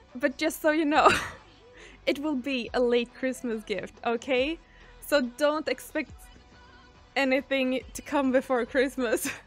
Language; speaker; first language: English; non-native, fluent; Swedish